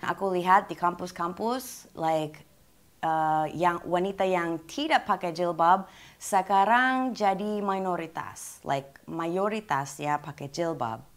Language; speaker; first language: Indonesian; non-native, fluent; English